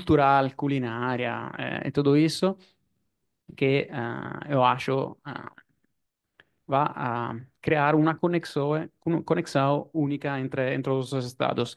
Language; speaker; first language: Portuguese; non-native, fluent; Italian